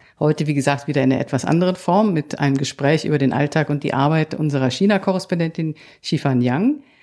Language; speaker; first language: German; native; German